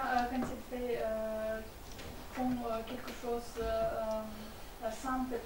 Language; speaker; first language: French; non-native, learner; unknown